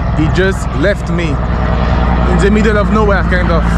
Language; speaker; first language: English; non-native, fluent; French